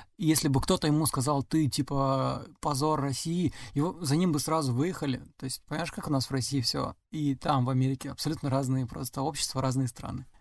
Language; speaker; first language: Russian; native; Russian